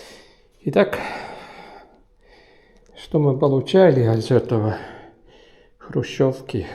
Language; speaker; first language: Russian; non-native, local second language; Estonian